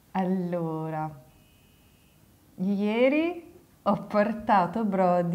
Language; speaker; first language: Italian; non-native, fluent; English